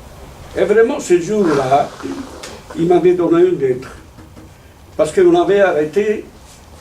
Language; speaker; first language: French; non-native, fluent; Italian